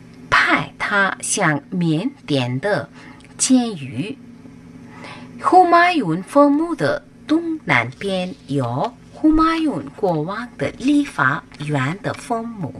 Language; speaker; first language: Chinese; non-native, learner; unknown